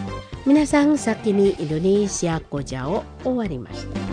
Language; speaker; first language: Japanese; non-native, learner; Indonesian